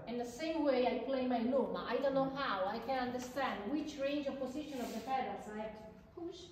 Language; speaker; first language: English; non-native, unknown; Italian